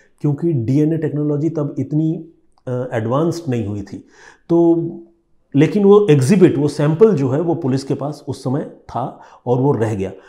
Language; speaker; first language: Hindi; non-native, local second language; Bangla